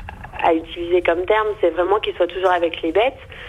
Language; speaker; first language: French; native; French